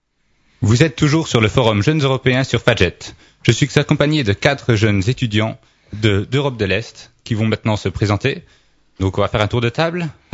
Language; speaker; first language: French; native; French